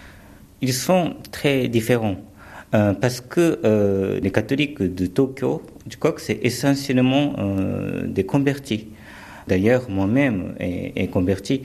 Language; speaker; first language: French; early bilingual, other home language; Japanese